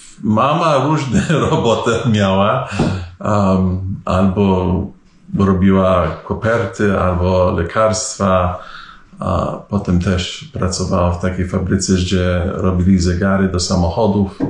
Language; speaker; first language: Polish; early bilingual, heritage; Polish